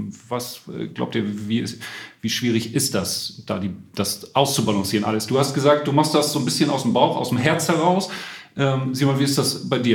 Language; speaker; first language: German; native; German